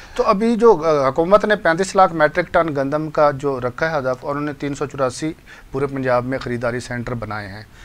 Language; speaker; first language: Urdu; non-native, local second language; Punjabi